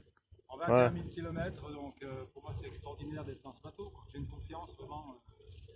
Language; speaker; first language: French; native; French